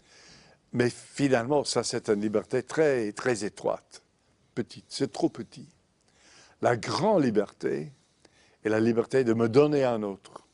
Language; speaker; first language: French; non-native, fluent; English